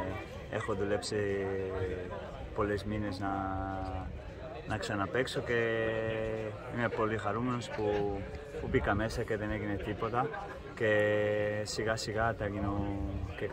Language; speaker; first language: Greek; non-native, fluent; Portuguese